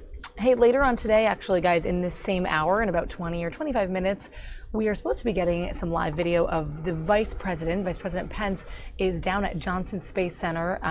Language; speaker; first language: English; native; English